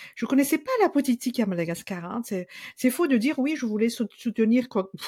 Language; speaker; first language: French; non-native, local second language; Malagasy